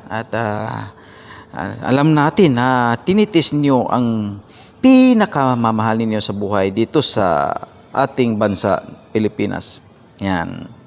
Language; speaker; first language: Filipino; native; Filipino